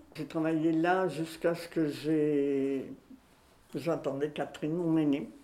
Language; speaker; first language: French; native; French